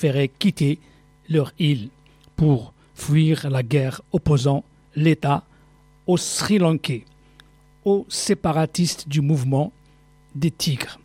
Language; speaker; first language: French; non-native, local second language; Arabic